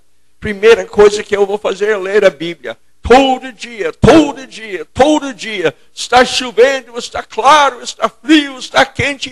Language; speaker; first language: Portuguese; non-native, fluent; English